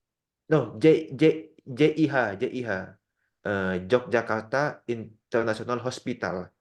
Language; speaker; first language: English; non-native, learner; Indonesian